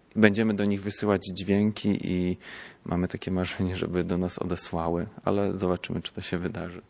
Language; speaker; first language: Polish; native; Polish